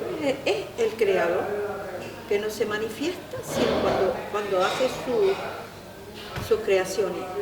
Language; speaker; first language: Spanish; native; Spanish